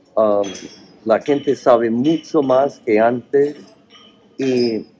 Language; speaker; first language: Spanish; non-native, fluent; English